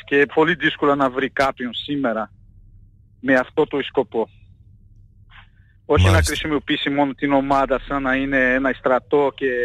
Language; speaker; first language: Greek; non-native, fluent; Portuguese